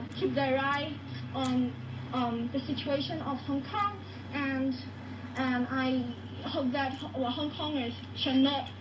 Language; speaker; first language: English; non-native, local second language; Cantonese